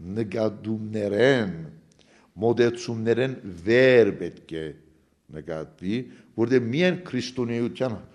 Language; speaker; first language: Armenian; native; Armenian